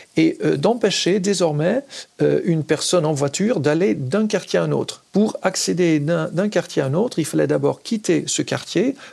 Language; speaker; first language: French; non-native, fluent; Dutch